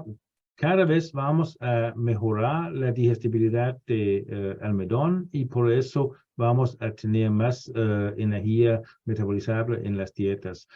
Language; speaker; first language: Spanish; non-native, fluent; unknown